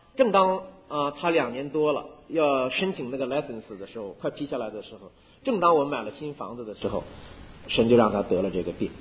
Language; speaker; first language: Chinese; native; Chinese